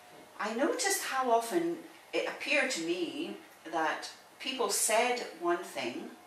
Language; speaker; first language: English; native; English